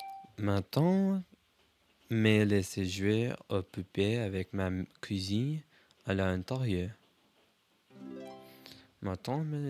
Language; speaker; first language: French; non-native, learner; English